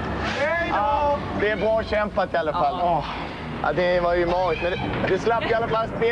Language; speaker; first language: Swedish; native; Swedish